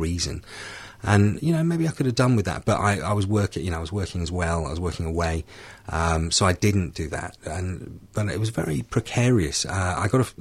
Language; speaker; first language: English; native; English